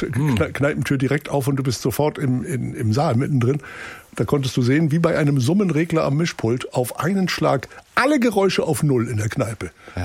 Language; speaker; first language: German; native; German